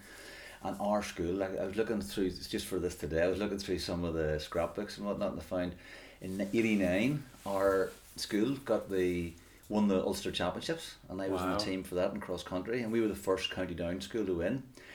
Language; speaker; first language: English; native; English